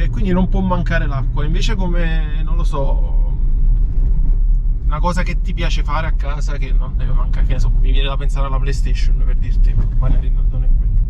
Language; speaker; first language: Italian; native; Italian